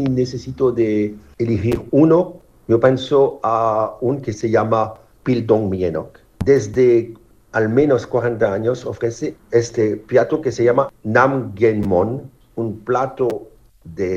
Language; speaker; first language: Spanish; non-native, fluent; French